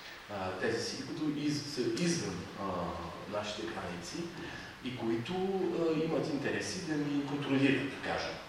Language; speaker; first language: Bulgarian; non-native, fluent; French